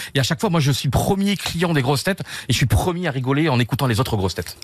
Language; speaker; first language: French; native; French